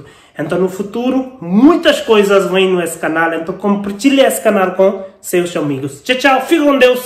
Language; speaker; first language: Portuguese; non-native, learner; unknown